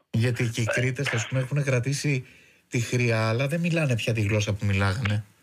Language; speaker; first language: Greek; native; Greek